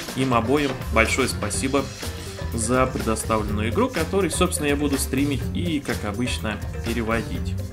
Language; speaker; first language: Russian; non-native, fluent; Romanian